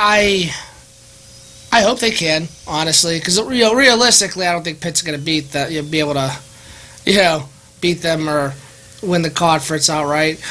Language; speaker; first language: English; native; English